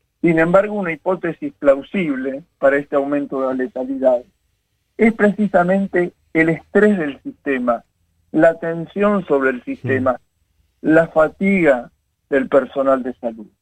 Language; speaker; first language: Spanish; native; Spanish